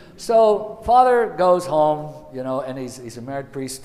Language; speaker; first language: English; early bilingual, other home language; Ukrainian